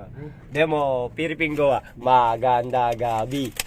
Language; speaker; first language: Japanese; non-native, learner; Filipino